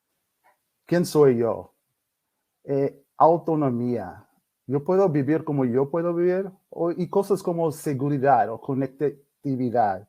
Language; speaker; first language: Spanish; non-native, fluent; English